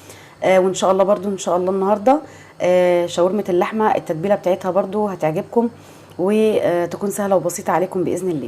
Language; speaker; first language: Arabic; native; Arabic